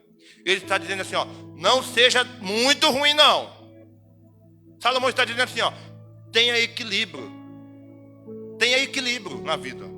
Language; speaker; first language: Portuguese; native; Portuguese